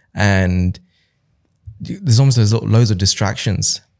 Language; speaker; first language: English; early bilingual, other home language; Hindi